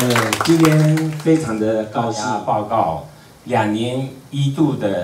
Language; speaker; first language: Chinese; native; Chinese